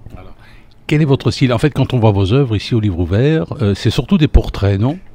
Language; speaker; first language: French; native; French